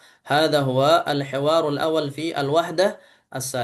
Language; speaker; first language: Arabic; non-native, fluent; Indonesian